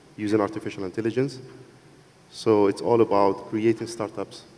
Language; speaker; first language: English; non-native, fluent; Arabic